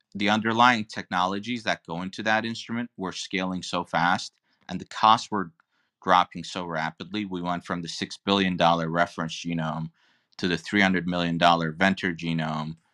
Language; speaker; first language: English; non-native, fluent; Turkish